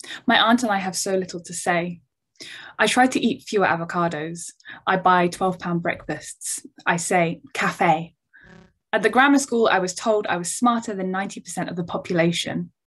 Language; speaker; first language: English; native; English